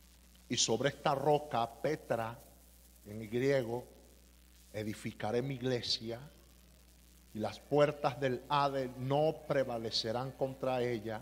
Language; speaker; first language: Spanish; native; Spanish